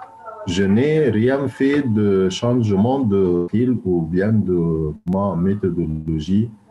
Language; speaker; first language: French; non-native, fluent; Arabic